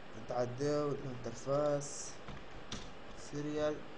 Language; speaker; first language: Arabic; native; Arabic